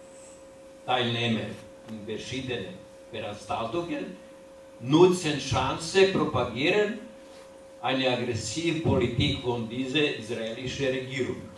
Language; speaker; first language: German; non-native, learner; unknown